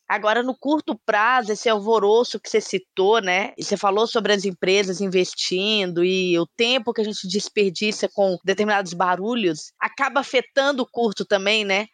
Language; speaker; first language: Portuguese; native; Portuguese